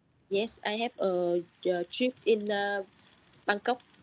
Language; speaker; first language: English; non-native, learner; Vietnamese